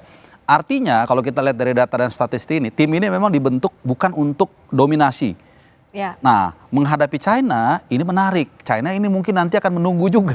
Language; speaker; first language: Indonesian; native; Indonesian